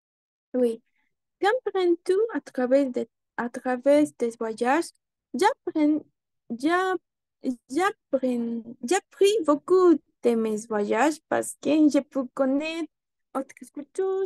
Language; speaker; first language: French; non-native, learner; Spanish